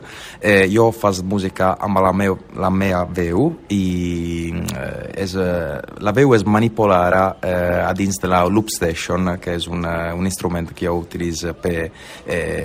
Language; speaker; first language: Catalan; non-native, local second language; Italian